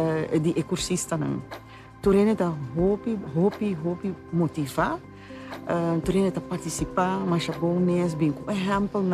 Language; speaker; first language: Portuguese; non-native, local second language; Papiamento